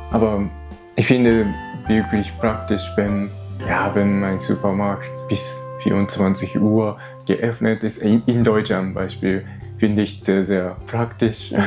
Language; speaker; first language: German; non-native, fluent; Japanese